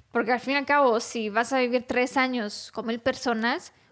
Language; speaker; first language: Spanish; non-native, fluent; Romanian